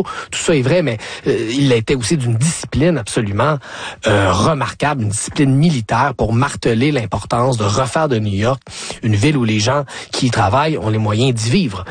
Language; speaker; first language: French; native; French